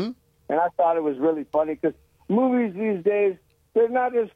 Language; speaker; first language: English; native; English